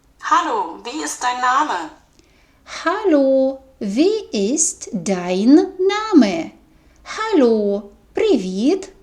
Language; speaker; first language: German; non-native, fluent; Ukrainian